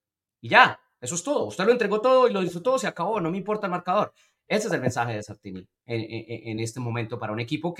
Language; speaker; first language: Spanish; native; Spanish